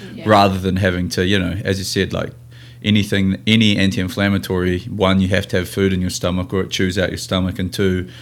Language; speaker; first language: English; native; English